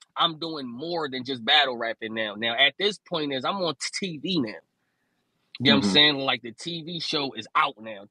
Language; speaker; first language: English; native; English